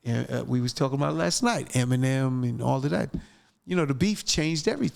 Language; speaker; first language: English; native; English